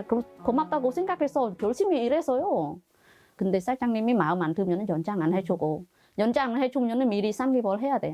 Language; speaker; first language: Korean; non-native, learner; Khmer